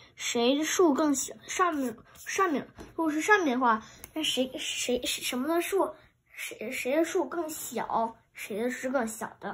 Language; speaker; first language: Chinese; early bilingual, heritage; Chinese